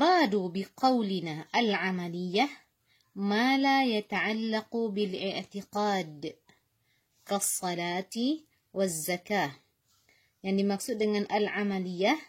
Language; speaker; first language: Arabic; non-native, fluent; Indonesian